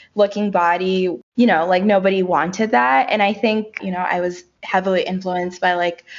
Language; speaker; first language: English; early bilingual, other home language; Haitian Creole